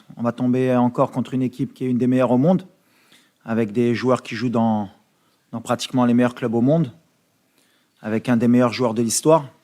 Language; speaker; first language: French; native; French